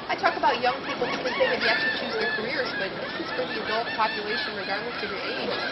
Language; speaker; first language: English; native; English